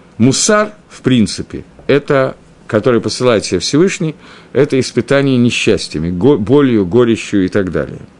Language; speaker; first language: Russian; early bilingual, heritage; Russian